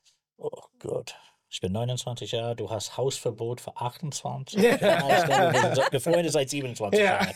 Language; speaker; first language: German; non-native, learner; English